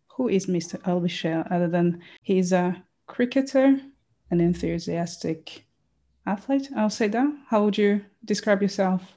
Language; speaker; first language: English; non-native, fluent; Rundi